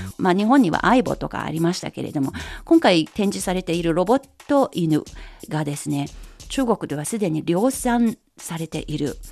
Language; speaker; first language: Japanese; non-native, fluent; Chinese